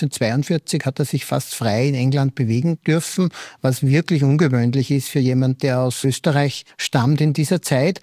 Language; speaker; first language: German; native; German